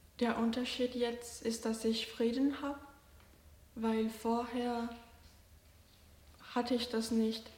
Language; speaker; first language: German; non-native, learner; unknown